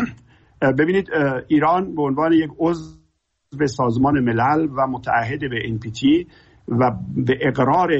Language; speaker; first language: Persian; native; Persian